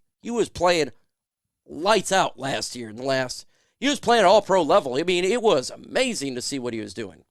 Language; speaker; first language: English; native; English